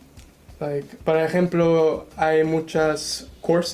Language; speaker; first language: Spanish; non-native, learner; English